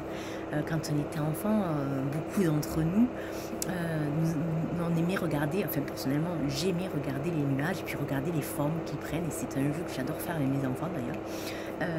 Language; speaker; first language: French; native; French